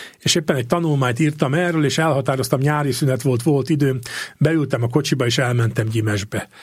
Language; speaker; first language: Hungarian; native; Hungarian